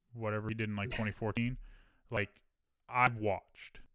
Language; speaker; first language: English; native; English